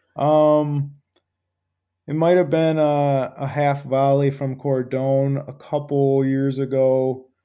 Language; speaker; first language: English; native; English